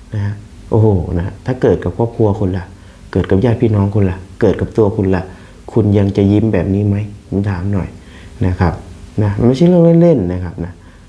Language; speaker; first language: Thai; native; Thai